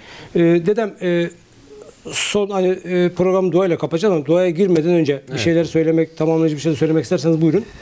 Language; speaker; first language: Turkish; native; Turkish